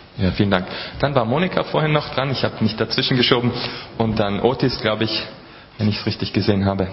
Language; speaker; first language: German; native; German